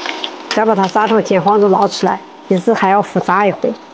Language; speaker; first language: Chinese; native; Chinese